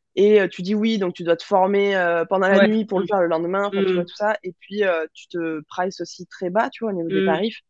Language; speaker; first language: French; native; French